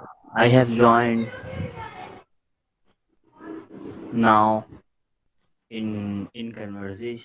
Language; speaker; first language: English; non-native, learner; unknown